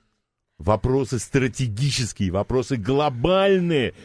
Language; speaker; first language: Russian; native; Russian